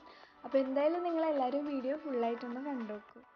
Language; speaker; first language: Malayalam; native; Malayalam